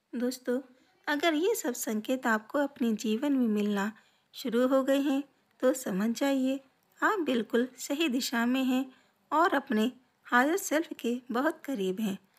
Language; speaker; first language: Hindi; native; Hindi